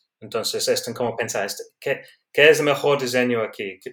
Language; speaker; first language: Spanish; non-native, learner; English